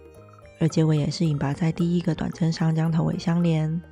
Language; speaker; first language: Chinese; native; Chinese